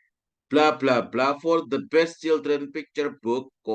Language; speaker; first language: English; non-native, fluent; Indonesian